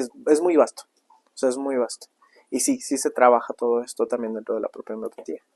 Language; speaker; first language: Spanish; native; Spanish